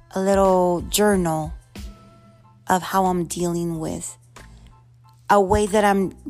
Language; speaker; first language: English; early bilingual, other home language; Spanish